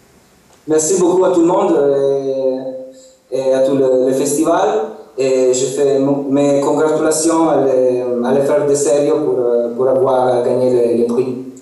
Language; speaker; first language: French; non-native, learner; Italian